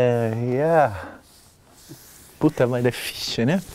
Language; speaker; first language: German; non-native, fluent; Spanish